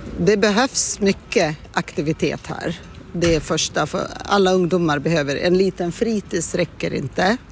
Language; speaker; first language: Swedish; non-native, fluent; Arabic